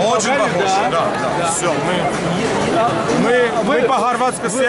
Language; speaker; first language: Russian; non-native, learner; Croatian